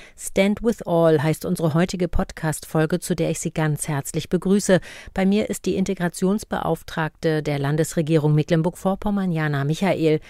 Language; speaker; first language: German; native; German